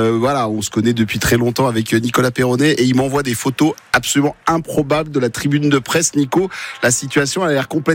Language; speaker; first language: French; native; French